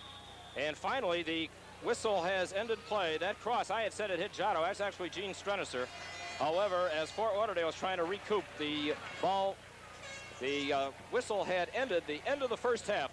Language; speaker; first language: English; native; English